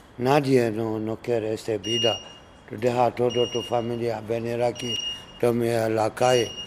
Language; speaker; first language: Spanish; non-native, learner; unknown